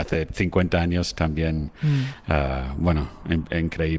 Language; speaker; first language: Spanish; non-native, fluent; English